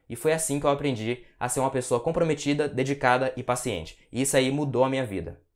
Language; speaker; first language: Portuguese; native; Portuguese